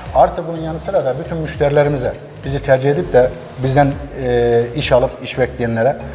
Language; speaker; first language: Turkish; native; Turkish